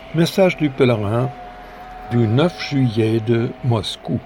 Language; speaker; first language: French; native; French